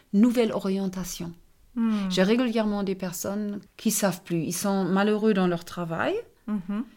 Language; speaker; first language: French; non-native, fluent; German